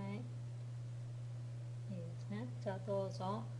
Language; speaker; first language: Japanese; non-native, fluent; English